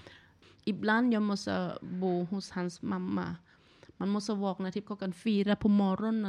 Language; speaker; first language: Swedish; non-native, learner; Thai